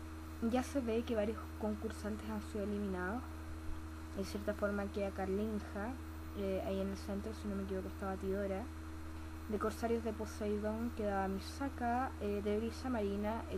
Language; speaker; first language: Spanish; native; Spanish